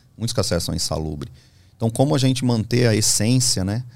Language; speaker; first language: Portuguese; native; Portuguese